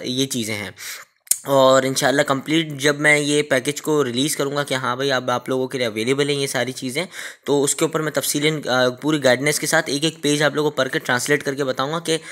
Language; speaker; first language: Urdu; native; Urdu